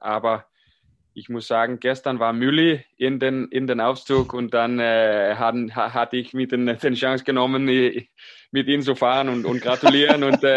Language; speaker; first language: German; non-native, fluent; Danish